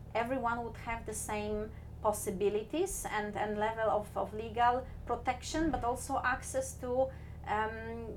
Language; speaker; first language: English; non-native, fluent; Polish